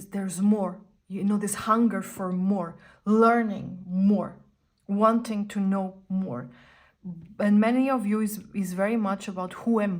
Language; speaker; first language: English; non-native, fluent; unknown